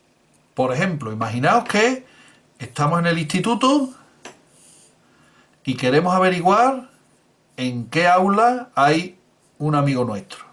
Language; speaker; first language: Spanish; native; Spanish